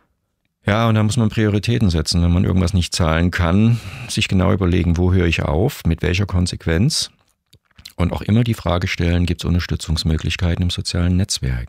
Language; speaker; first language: German; native; German